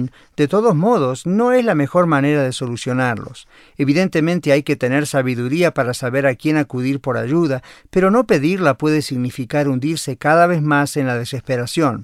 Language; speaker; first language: Spanish; native; Spanish